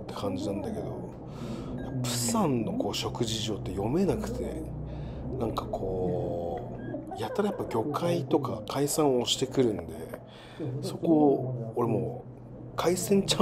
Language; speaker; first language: Japanese; native; Japanese